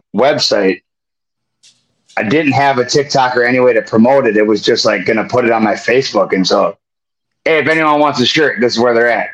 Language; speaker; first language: English; native; English